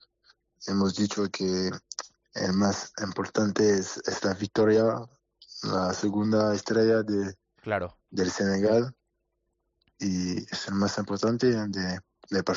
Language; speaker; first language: Spanish; non-native, learner; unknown